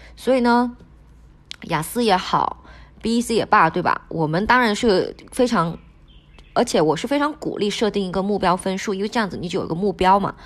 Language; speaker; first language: Chinese; non-native, local second language; Min Nan Chinese